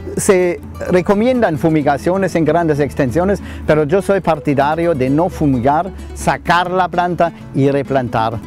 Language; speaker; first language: Spanish; non-native, fluent; German